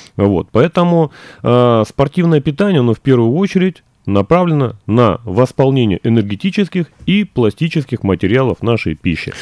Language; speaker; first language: Russian; native; Russian